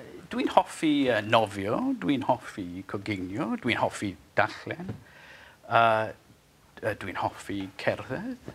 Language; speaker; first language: Welsh; non-native, local second language; English